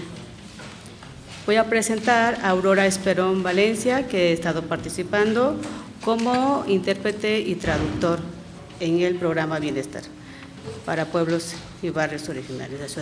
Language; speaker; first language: Spanish; non-native, local second language; Mixtepec Mixtec